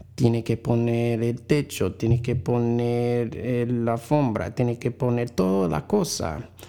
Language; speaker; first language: Spanish; non-native, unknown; English